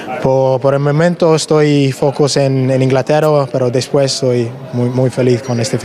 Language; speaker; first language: Spanish; non-native, learner; English